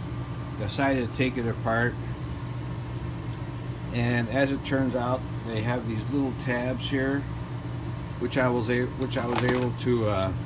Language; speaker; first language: English; native; English